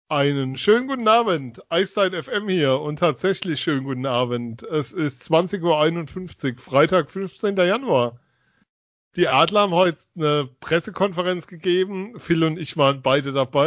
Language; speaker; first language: German; native; German